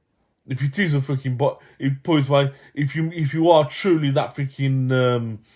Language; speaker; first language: English; native; English